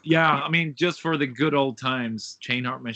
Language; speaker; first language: English; non-native, fluent; Swedish